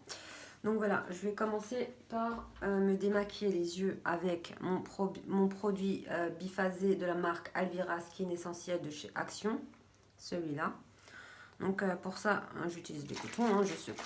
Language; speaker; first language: French; native; French